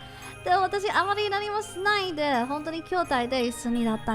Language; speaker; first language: Japanese; non-native, learner; English